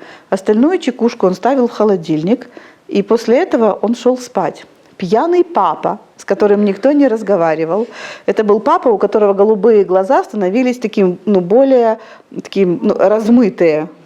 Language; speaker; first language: Russian; native; Russian